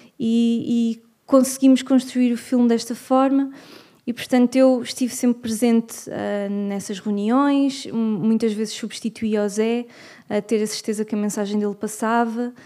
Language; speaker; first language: Portuguese; native; Portuguese